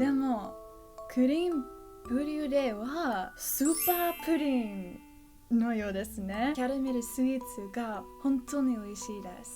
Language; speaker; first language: Japanese; non-native, learner; English